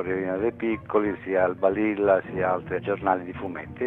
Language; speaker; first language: Italian; native; Italian